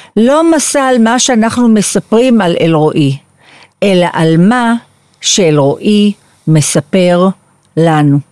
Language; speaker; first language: Hebrew; native; Hebrew